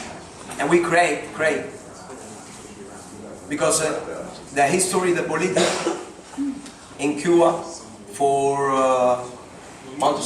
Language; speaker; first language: English; non-native, learner; Spanish